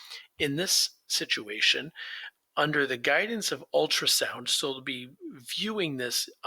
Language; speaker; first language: English; native; English